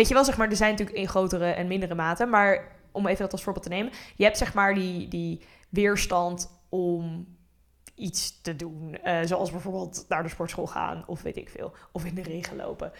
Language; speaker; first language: Dutch; native; Dutch